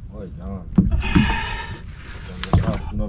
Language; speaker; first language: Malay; non-native, learner; Filipino